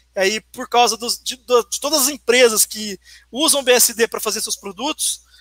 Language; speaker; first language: Portuguese; native; Portuguese